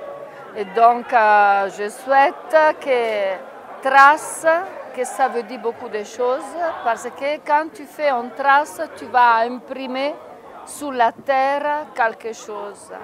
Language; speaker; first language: French; non-native, fluent; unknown